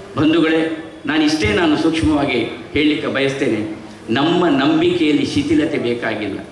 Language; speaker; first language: Kannada; non-native, local second language; Tulu